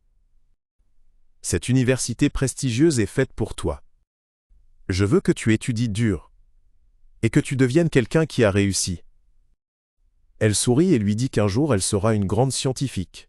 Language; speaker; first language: French; native; French